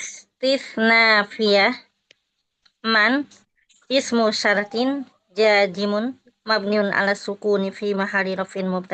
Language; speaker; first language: Arabic; non-native, learner; Indonesian